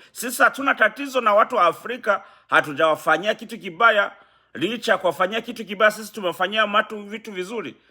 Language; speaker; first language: Swahili; non-native, local second language; Rundi